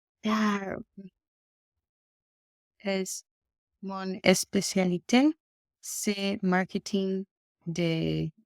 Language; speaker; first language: French; non-native, learner; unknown